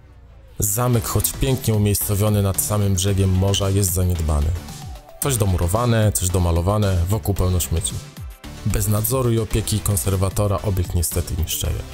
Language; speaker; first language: Polish; native; Polish